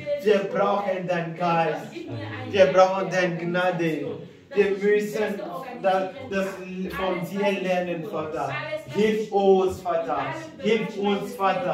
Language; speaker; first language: German; non-native, fluent; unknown